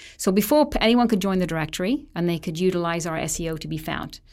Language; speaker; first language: English; native; English